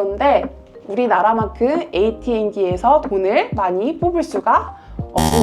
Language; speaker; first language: Korean; native; Korean